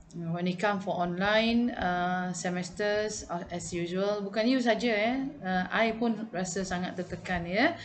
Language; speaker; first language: English; non-native, local second language; Malay